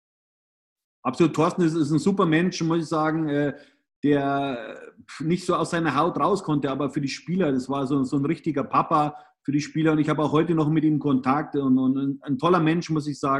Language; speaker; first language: German; native; German